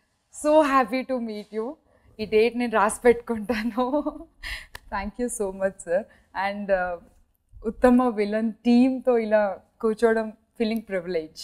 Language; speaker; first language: Telugu; native; Telugu